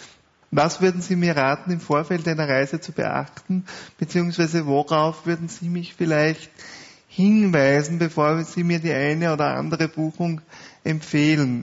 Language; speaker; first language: German; native; German